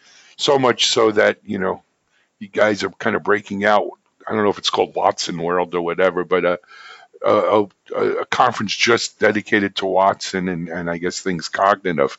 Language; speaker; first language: English; native; English